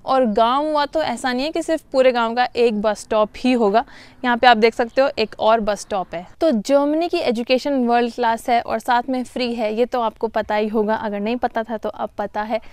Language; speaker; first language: Hindi; native; Hindi